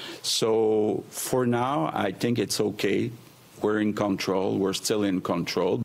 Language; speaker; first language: English; non-native, fluent; French